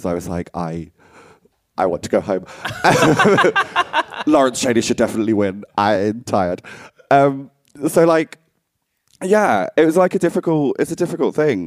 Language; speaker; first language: English; native; English